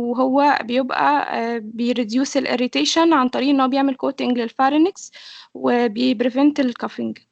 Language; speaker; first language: Arabic; native; Arabic